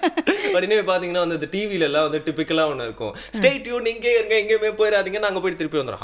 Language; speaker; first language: Tamil; native; Tamil